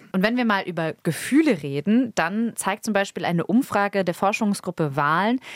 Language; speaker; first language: German; native; German